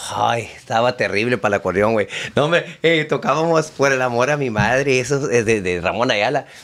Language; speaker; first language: Spanish; early bilingual, heritage; Spanish